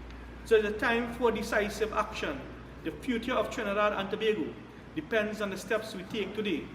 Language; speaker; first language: English; native; English